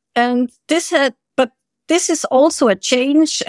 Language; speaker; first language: English; non-native, fluent; German